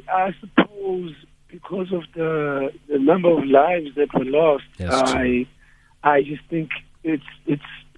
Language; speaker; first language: English; non-native, local second language; Zulu